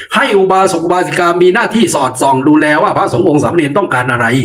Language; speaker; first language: Thai; native; Thai